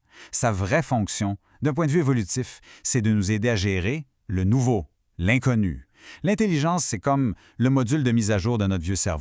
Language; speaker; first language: French; native; French